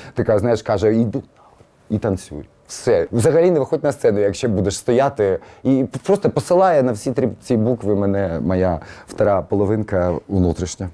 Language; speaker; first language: Ukrainian; early bilingual, other home language; Russian